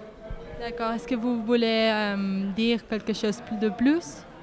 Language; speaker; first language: French; non-native, learner; Spanish